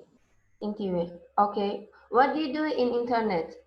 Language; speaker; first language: English; non-native, fluent; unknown